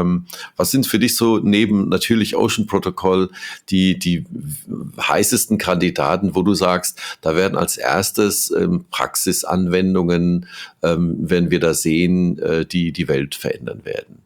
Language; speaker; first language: German; native; German